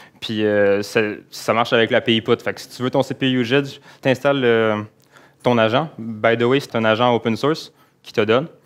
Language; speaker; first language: French; native; French